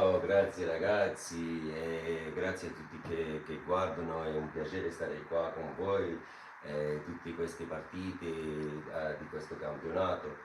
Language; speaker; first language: Italian; non-native, fluent; English